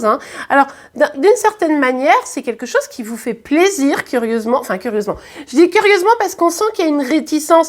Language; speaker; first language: French; native; French